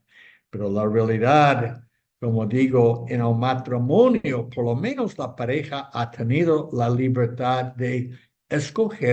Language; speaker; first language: Spanish; non-native, fluent; English